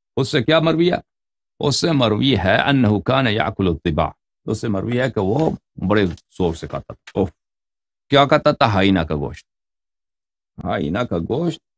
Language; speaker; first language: Urdu; non-native, fluent; Persian